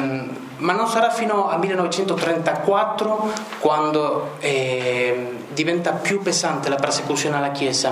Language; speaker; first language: Italian; non-native, fluent; Spanish